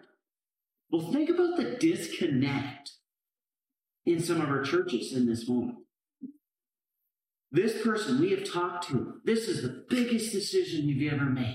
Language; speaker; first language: English; native; English